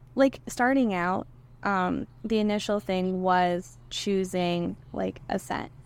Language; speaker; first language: English; native; English